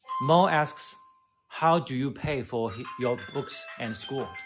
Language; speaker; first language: English; non-native, fluent; Chinese